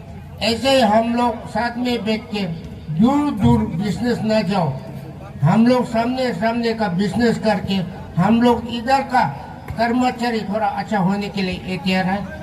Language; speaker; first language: Hindi; non-native, local second language; Bodo